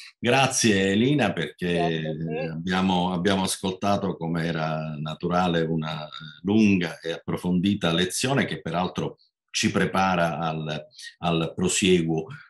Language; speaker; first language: Italian; native; Italian